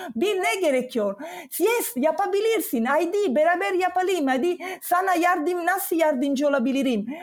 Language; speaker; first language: Turkish; non-native, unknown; Italian